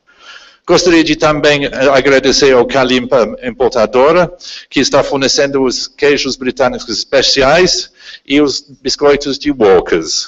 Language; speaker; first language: Portuguese; non-native, fluent; English